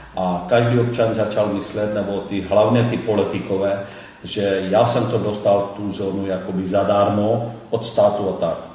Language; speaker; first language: Czech; non-native, fluent; Hindi